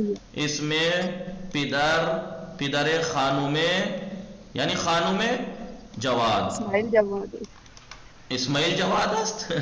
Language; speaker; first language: Persian; non-native, fluent; Urdu